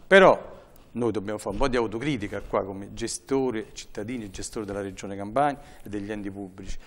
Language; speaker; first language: Italian; native; Italian